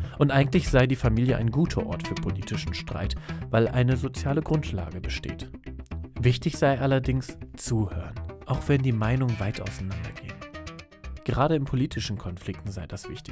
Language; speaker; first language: German; native; German